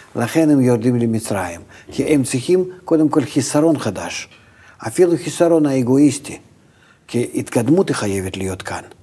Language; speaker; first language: Hebrew; non-native, fluent; Russian